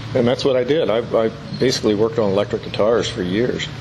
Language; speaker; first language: English; native; English